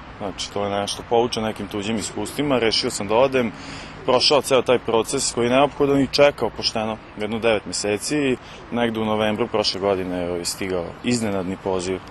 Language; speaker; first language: Serbian; native; Serbian